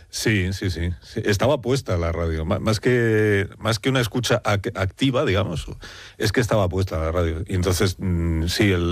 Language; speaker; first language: Spanish; native; Spanish